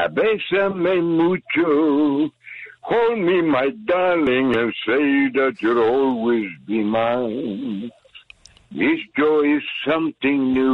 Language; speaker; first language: English; native; English